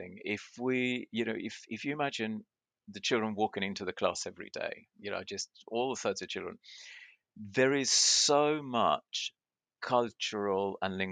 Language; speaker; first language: English; early bilingual, other home language; Spanish